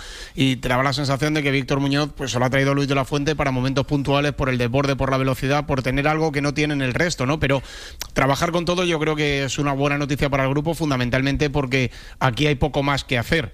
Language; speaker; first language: Spanish; native; Spanish